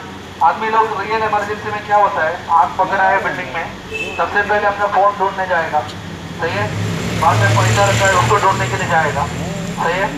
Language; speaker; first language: Hindi; non-native, local second language; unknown